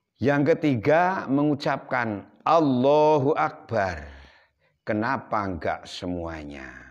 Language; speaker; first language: Indonesian; non-native, local second language; Javanese